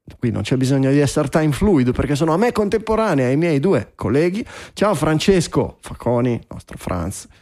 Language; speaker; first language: Italian; native; Italian